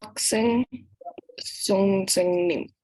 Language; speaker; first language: Korean; non-native, learner; Indonesian